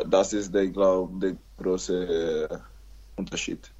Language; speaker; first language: German; non-native, learner; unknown